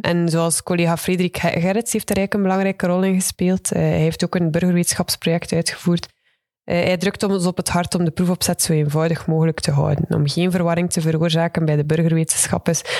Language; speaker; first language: Dutch; native; Dutch